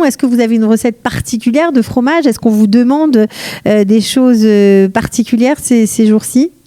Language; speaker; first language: French; native; French